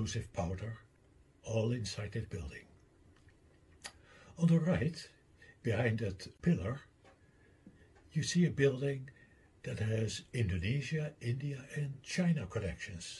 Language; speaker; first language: English; non-native, fluent; Dutch